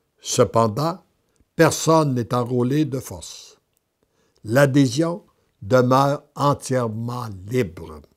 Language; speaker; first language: French; native; French